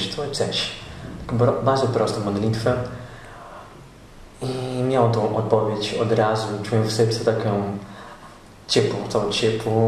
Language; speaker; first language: Polish; non-native, learner; Portuguese